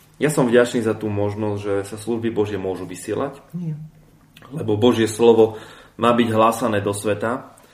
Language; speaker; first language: Slovak; native; Slovak